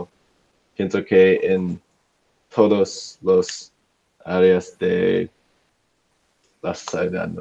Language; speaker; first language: Spanish; non-native, learner; English